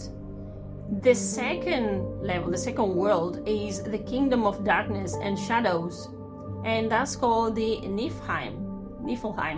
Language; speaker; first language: English; non-native, fluent; Spanish